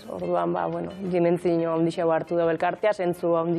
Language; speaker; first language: Basque; native; Basque